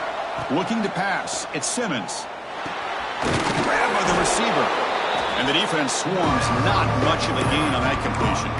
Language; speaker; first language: English; native; English